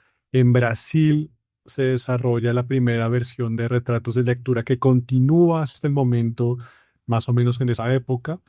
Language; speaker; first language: Spanish; native; Spanish